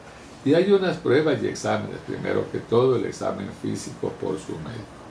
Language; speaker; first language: Spanish; native; Spanish